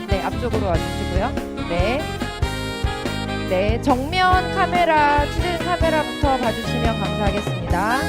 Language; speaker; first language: Korean; native; Korean